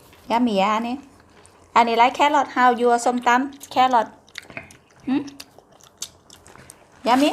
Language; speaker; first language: Thai; non-native, local second language; Northeastern Thai